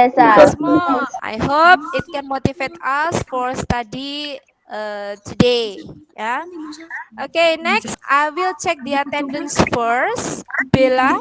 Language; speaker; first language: English; non-native, fluent; Indonesian